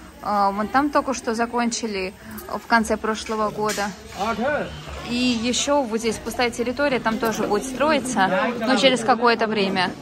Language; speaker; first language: Russian; native; Russian